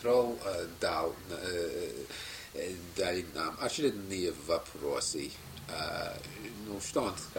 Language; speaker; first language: Russian; non-native, fluent; English